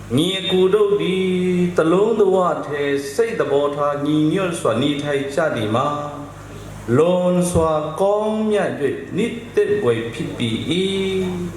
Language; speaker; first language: Burmese; non-native, local second language; Tedim Chin